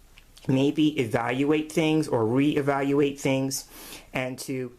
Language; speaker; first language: English; native; English